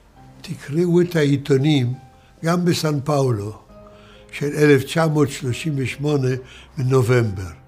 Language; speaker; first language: Hebrew; early bilingual, other home language; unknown